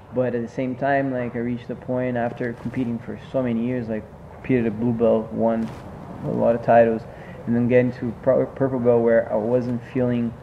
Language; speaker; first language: English; non-native, fluent; Portuguese